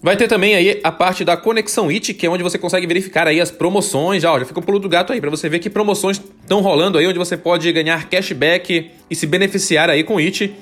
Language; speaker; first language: Portuguese; native; Portuguese